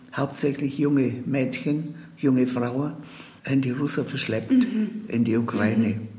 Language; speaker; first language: German; native; German